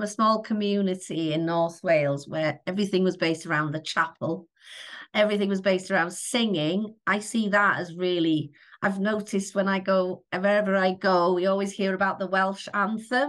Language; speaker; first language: English; native; English